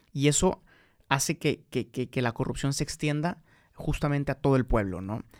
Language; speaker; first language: Spanish; native; Spanish